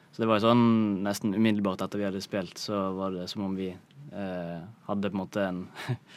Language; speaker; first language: Norwegian; native; Norwegian